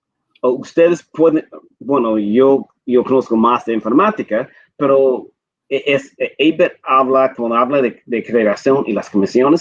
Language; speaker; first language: Spanish; non-native, fluent; English